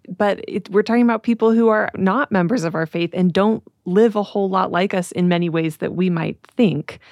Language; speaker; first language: English; native; English